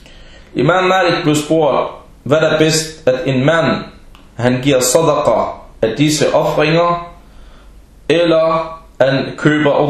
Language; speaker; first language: Danish; early bilingual, other home language; Arabic